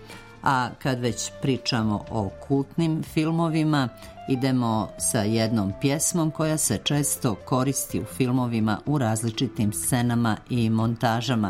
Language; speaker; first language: Croatian; native; Croatian